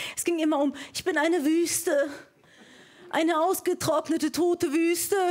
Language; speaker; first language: German; early bilingual, other home language; Persian